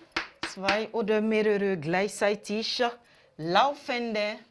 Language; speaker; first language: German; non-native, fluent; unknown